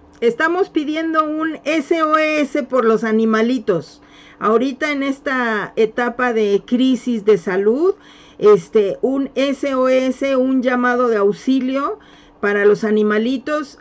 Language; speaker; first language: Spanish; native; Spanish